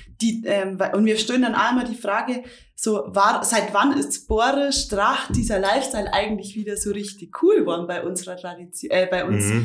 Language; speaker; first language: German; native; German